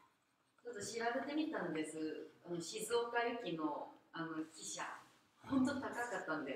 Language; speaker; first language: Japanese; non-native, fluent; Korean